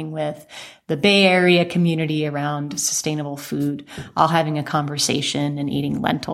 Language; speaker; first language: English; native; English